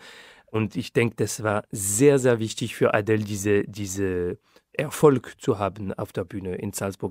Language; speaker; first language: German; non-native, fluent; French